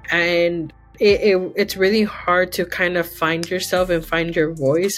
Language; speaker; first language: English; early bilingual, other home language; Spanish